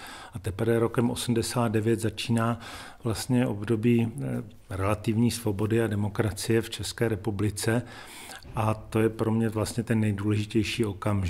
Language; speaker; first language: Czech; native; Czech